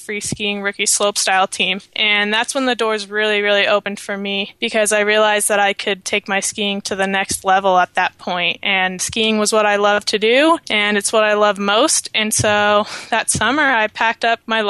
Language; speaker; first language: English; native; English